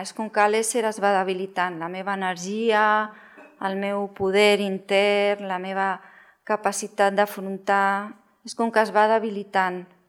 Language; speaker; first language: Catalan; non-native, local second language; Spanish